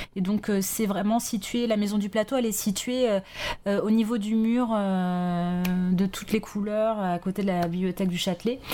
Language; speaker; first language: French; native; French